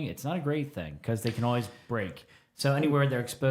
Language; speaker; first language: English; native; English